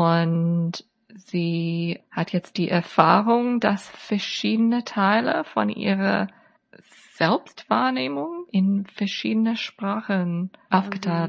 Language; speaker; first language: German; non-native, fluent; English